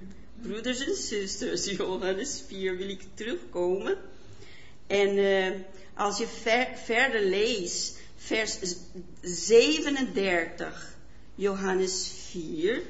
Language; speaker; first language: Dutch; non-native, fluent; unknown